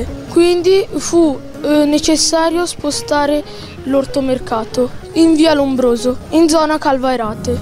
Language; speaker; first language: Italian; native; Italian